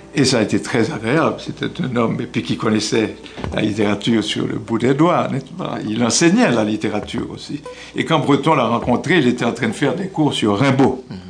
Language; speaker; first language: French; non-native, local second language; Haitian Creole